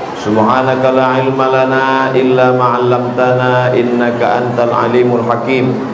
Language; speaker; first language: Indonesian; native; Indonesian